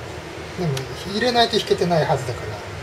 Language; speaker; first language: Japanese; native; Japanese